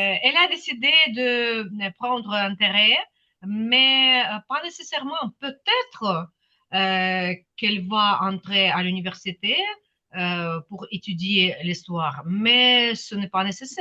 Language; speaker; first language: French; non-native, fluent; Ukrainian